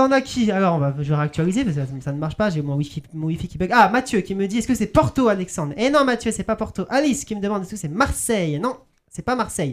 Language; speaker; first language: French; native; French